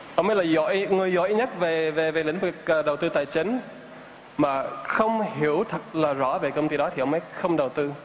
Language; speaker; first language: Vietnamese; non-native, fluent; English